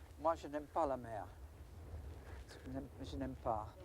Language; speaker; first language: French; non-native, fluent; English